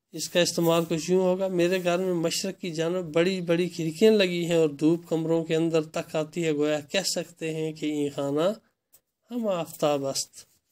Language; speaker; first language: Urdu; non-native, local second language; Kashmiri